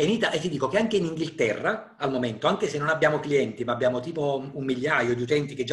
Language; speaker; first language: Italian; native; Italian